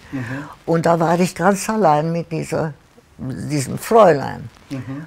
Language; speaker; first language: German; non-native, fluent; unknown